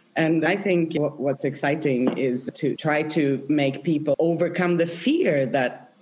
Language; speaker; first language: English; non-native, fluent; Swedish